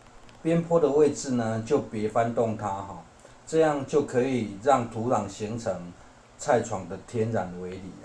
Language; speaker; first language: Chinese; native; Chinese